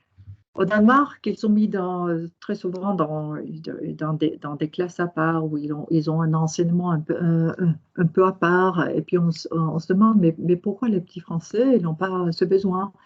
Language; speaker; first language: French; non-native, fluent; Norwegian